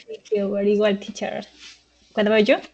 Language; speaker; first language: English; non-native, learner; Spanish